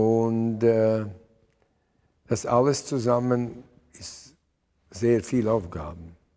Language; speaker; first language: German; non-native, fluent; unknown